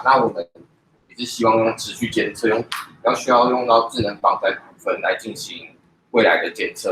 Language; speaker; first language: Chinese; native; Chinese